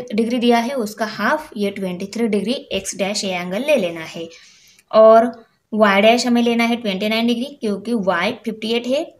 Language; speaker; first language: Hindi; non-native, local second language; Marathi